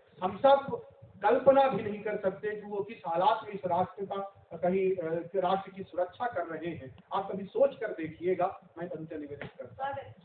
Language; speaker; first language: Hindi; native; Hindi